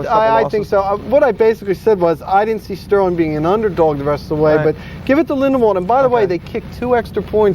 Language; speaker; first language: English; native; English